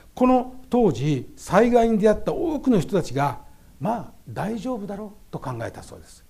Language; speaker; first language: Japanese; native; Japanese